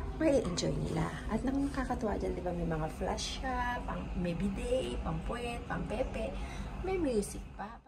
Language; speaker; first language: Filipino; native; Filipino